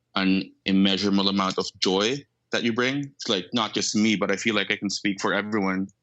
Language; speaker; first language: English; non-native, local second language; Filipino